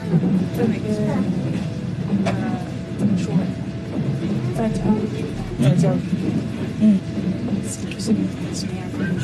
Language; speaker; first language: Chinese; non-native, learner; English